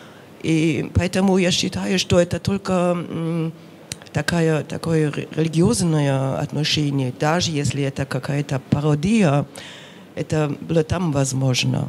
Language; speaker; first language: Russian; non-native, fluent; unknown